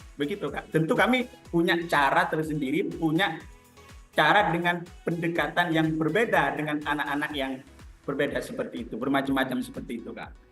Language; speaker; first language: Indonesian; non-native, local second language; Madurese